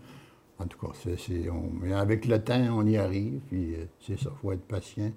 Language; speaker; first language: French; native; French